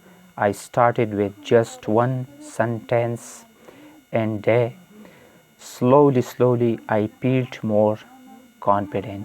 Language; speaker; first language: English; non-native, fluent; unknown